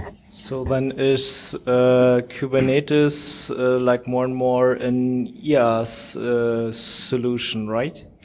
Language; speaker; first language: English; non-native, fluent; German